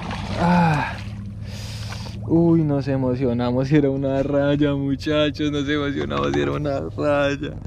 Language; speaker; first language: Spanish; native; Spanish